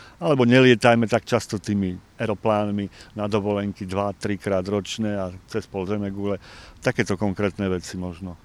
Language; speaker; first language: Slovak; native; Slovak